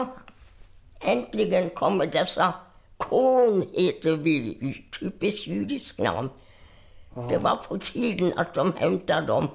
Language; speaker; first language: Swedish; non-native, fluent; German